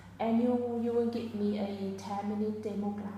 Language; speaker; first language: English; non-native, fluent; Vietnamese